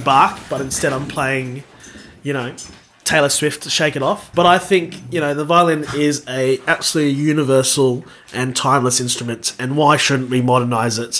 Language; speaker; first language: English; native; English